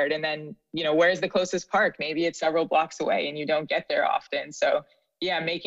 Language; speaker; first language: English; native; English